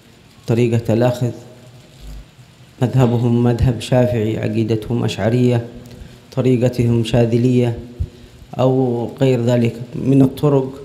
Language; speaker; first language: Arabic; native; Arabic